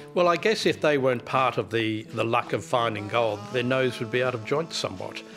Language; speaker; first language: English; native; English